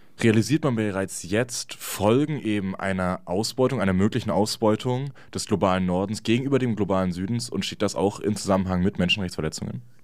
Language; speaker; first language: German; native; German